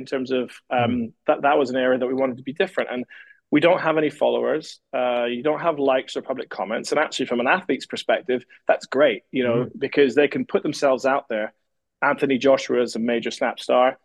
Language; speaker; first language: English; native; English